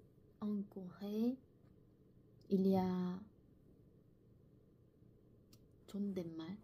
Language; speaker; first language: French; non-native, learner; Korean